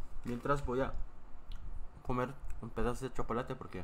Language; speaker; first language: Spanish; non-native, fluent; Korean